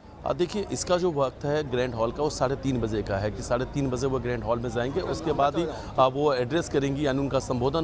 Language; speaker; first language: Hindi; native; Hindi